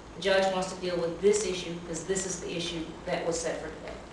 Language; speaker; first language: English; native; English